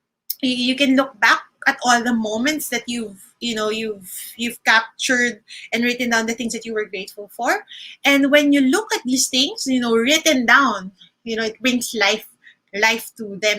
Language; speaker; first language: English; non-native, local second language; Filipino